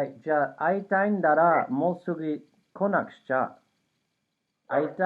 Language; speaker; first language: Japanese; non-native, learner; English